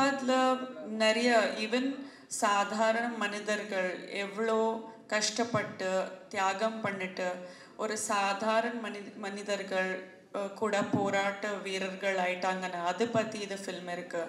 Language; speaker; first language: Tamil; non-native, fluent; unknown